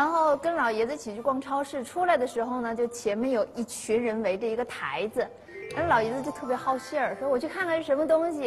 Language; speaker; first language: Chinese; native; Chinese